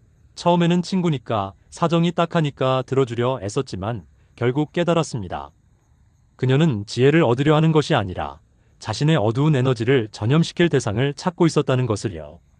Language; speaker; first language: Korean; native; Korean